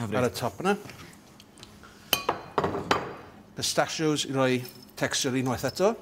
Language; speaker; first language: Welsh; native; Welsh